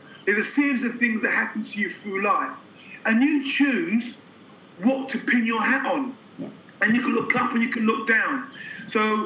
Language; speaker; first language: English; native; English